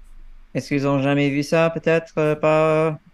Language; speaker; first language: French; non-native, fluent; English